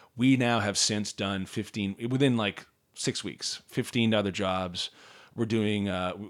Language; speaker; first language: English; native; English